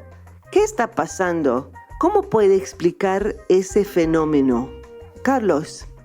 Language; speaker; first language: Spanish; non-native, fluent; English